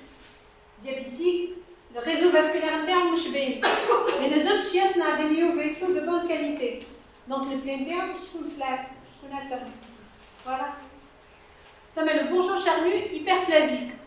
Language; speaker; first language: French; non-native, local second language; Arabic